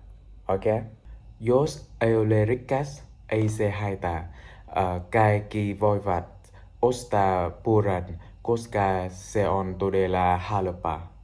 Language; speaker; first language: Finnish; non-native, learner; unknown